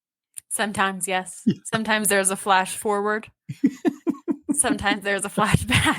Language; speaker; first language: English; native; English